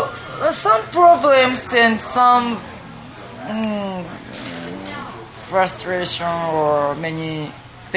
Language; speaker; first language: English; non-native, fluent; Japanese